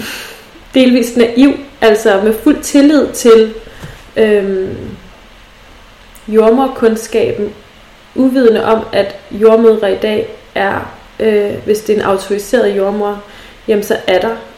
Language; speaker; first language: Danish; native; Danish